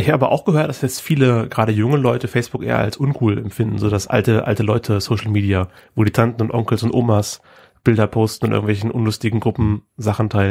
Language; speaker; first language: German; native; German